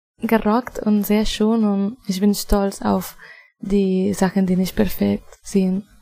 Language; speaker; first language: German; non-native, fluent; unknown